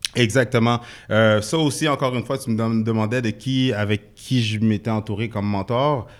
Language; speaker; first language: French; native; French